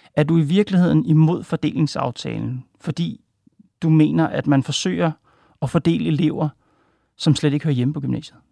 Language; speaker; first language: Danish; native; Danish